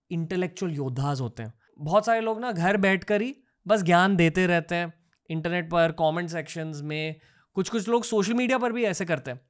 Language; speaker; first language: Hindi; native; Hindi